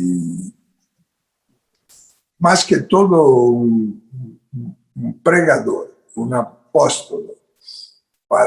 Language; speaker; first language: Spanish; non-native, fluent; Portuguese